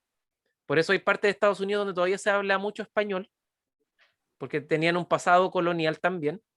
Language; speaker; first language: Spanish; native; Spanish